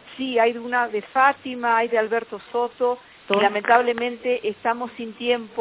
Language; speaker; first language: Spanish; native; Spanish